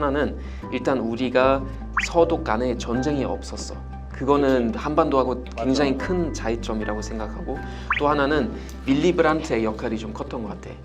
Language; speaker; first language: Korean; non-native, fluent; German